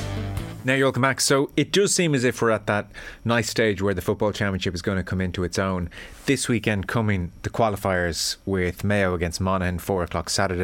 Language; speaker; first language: English; native; English